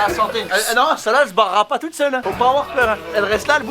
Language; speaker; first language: French; native; French